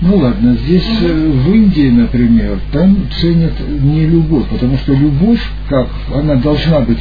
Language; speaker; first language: Russian; native; Russian